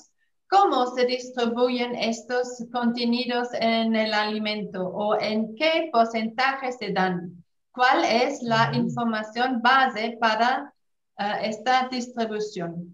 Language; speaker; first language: Spanish; non-native, fluent; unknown